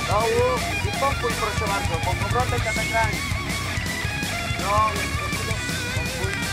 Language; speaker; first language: Polish; non-native, learner; Spanish